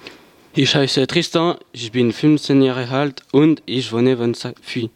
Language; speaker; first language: German; non-native, learner; French